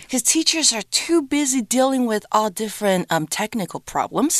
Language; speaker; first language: English; non-native, fluent; Chinese